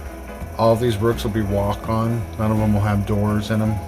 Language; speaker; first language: English; native; English